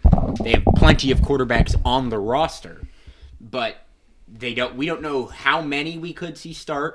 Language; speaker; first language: English; native; English